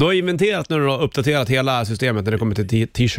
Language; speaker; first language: Swedish; native; Swedish